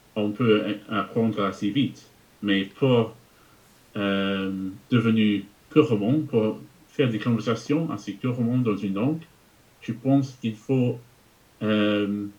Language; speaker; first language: French; non-native, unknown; English